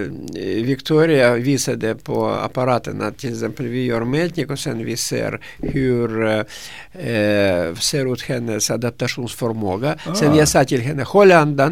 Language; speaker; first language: Swedish; non-native, fluent; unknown